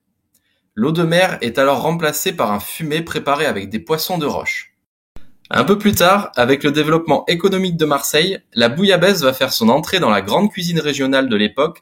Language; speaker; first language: French; native; French